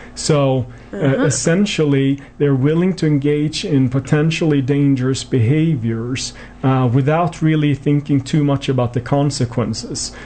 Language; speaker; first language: English; non-native, fluent; Swedish